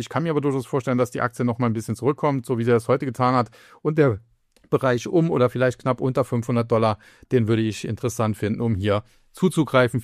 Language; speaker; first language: German; native; German